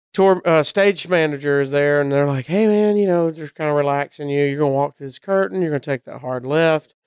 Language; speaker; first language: English; native; English